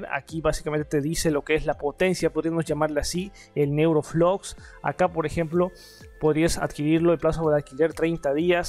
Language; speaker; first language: Spanish; native; Spanish